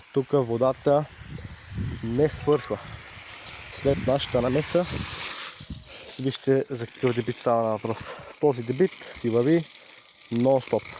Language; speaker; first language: Bulgarian; native; Bulgarian